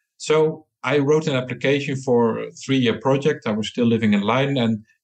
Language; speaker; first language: English; non-native, fluent; Dutch